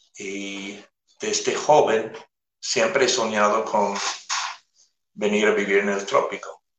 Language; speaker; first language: Spanish; non-native, fluent; English